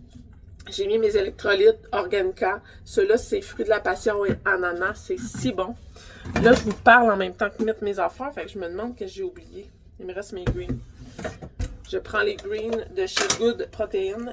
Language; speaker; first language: French; native; French